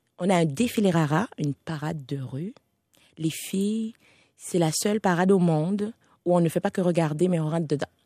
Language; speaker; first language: French; non-native, local second language; Haitian Creole